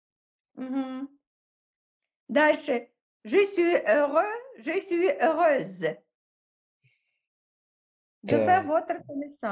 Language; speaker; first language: French; non-native, fluent; Russian